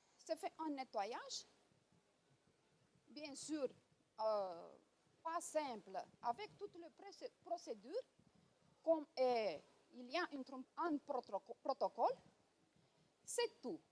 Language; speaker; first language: French; non-native, learner; Romanian